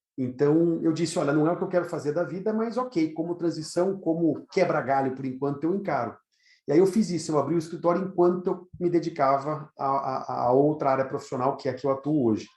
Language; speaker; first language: Portuguese; native; Portuguese